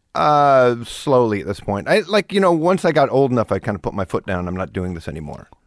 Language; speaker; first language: English; early bilingual, other home language; German